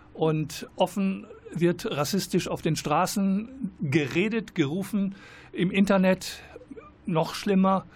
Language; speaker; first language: German; native; German